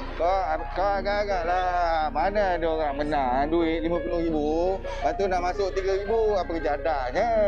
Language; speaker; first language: Malay; native; Malay